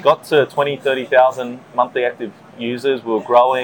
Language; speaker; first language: English; native; English